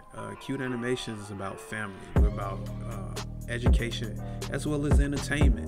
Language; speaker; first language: English; native; English